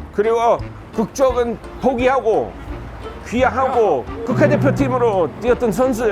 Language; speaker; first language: Korean; non-native, fluent; English